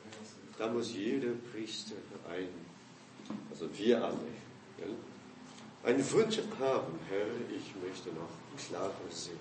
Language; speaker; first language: German; non-native, fluent; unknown